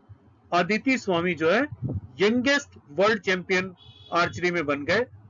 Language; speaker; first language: Hindi; native; Hindi